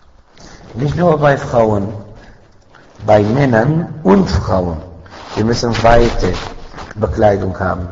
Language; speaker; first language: German; non-native, fluent; Arabic